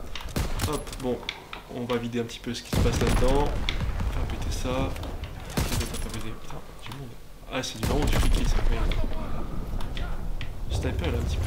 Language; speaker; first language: French; native; French